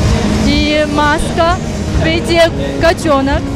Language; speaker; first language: Russian; non-native, fluent; Chinese